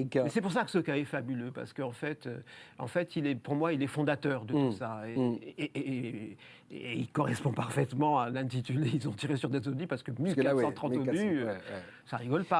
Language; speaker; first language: French; native; French